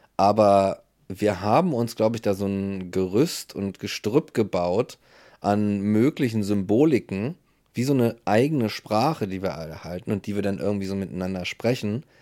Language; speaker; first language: German; native; German